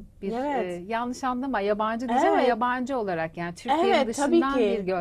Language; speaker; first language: Turkish; native; Turkish